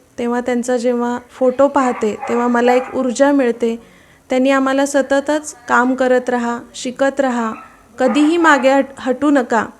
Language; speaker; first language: Marathi; native; Marathi